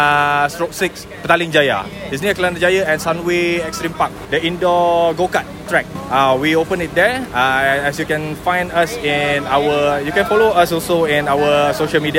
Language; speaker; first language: English; non-native, local second language; Malay